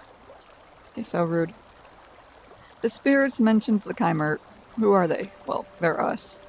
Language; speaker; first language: English; native; English